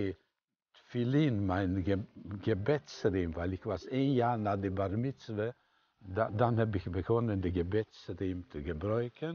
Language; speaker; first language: Dutch; non-native, fluent; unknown